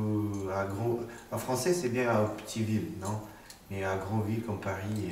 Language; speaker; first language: French; non-native, learner; Ukrainian